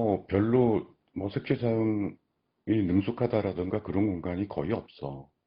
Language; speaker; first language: Korean; native; Korean